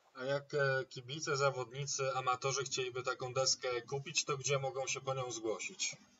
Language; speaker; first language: Polish; native; Polish